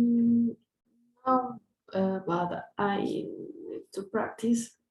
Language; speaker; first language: English; non-native, learner; Spanish